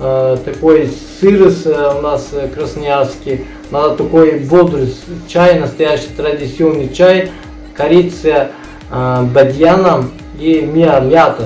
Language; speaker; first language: Russian; non-native, learner; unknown